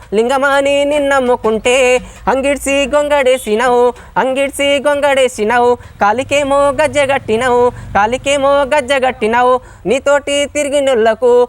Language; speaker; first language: Telugu; non-native, local second language; Lambadi